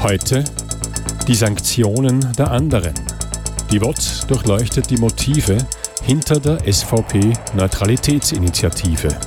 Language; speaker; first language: German; native; German